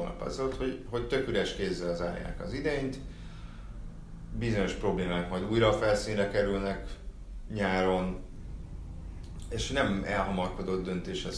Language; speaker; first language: Hungarian; native; Hungarian